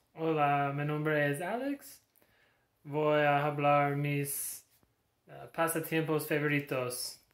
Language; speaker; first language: Spanish; non-native, learner; English